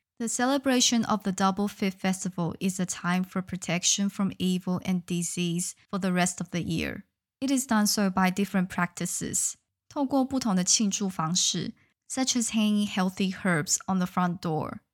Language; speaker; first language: English; non-native, fluent; Chinese